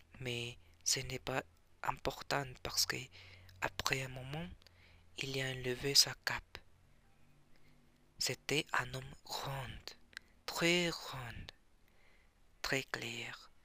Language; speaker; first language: French; non-native, learner; Spanish